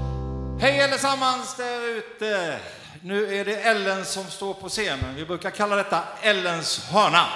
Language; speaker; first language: Swedish; native; Swedish